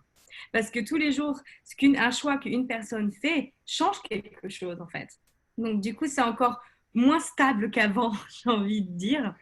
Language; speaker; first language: French; native; French